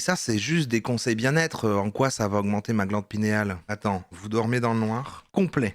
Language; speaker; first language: French; native; French